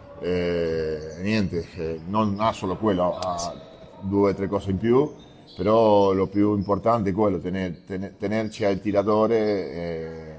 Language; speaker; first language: Italian; non-native, fluent; Spanish